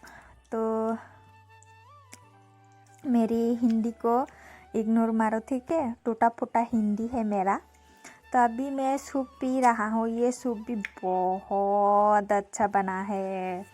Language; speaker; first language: Hindi; non-native, local second language; Kok Borok